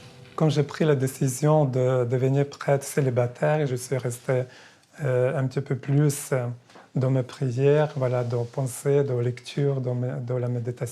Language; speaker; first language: French; non-native, fluent; Ukrainian